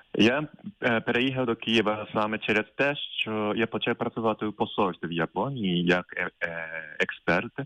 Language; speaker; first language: Ukrainian; non-native, fluent; Japanese